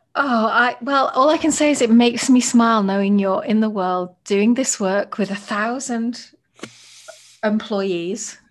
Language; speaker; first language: English; native; English